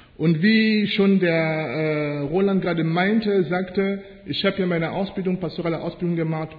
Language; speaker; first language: German; non-native, fluent; French